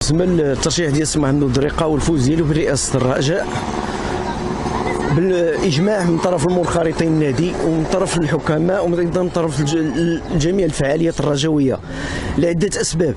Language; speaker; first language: Arabic; native; Arabic